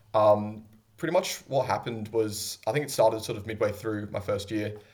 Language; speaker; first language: English; native; English